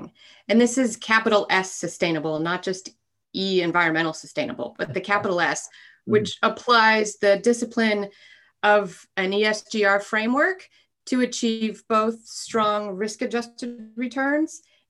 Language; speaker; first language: English; native; English